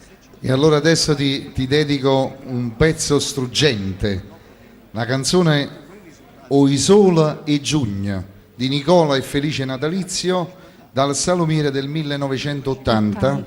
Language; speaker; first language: Italian; native; Italian